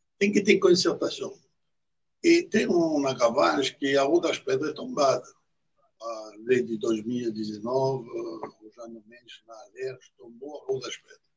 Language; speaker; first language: Portuguese; non-native, fluent; French